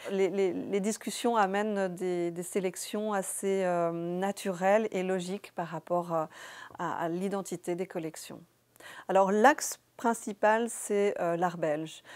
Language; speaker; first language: French; native; French